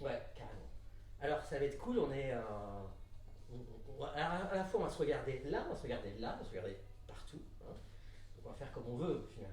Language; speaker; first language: French; native; French